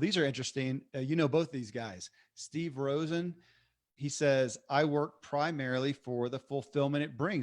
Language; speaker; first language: English; native; English